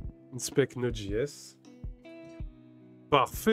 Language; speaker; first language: French; native; French